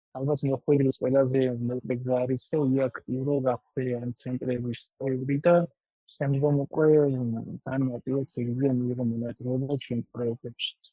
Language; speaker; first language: Georgian; non-native, local second language; Armenian